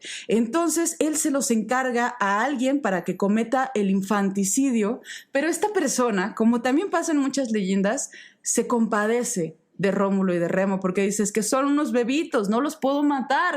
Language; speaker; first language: Spanish; native; Spanish